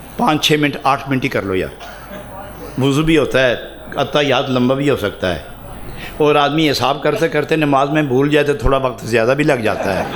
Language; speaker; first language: Urdu; non-native, local second language; Punjabi